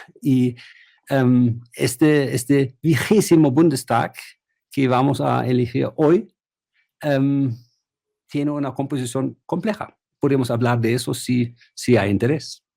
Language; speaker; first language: Spanish; non-native, fluent; German